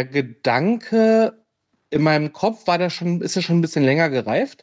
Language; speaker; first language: German; native; German